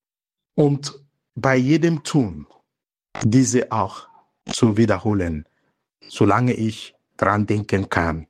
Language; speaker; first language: German; non-native, fluent; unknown